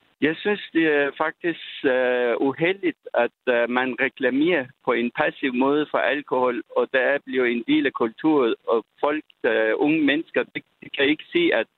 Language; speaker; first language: Danish; non-native, fluent; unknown